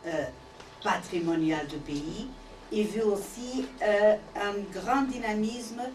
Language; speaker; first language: French; non-native, fluent; Portuguese